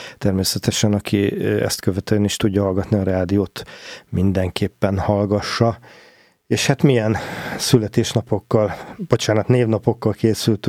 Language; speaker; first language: Hungarian; native; Hungarian